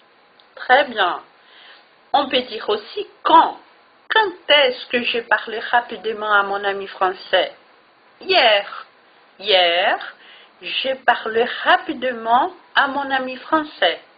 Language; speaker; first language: French; non-native, fluent; Portuguese